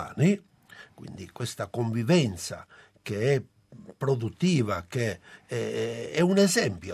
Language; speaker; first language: Italian; non-native, local second language; Albanian